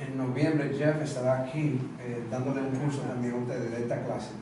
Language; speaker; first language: Spanish; native; Spanish